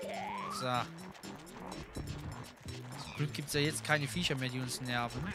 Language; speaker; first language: German; native; German